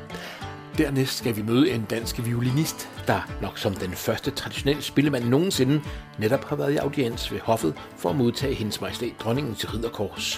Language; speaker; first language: Danish; native; Danish